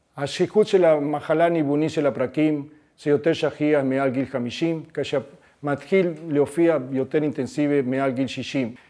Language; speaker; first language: Hebrew; non-native, fluent; Spanish